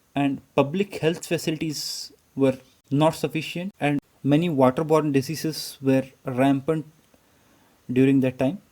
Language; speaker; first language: English; non-native, local second language; Kannada